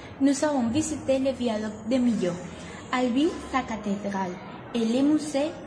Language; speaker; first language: French; non-native, learner; Catalan